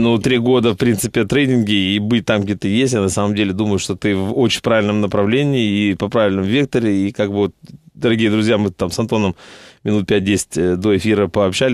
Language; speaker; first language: Russian; native; Russian